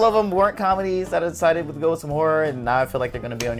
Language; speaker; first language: English; native; English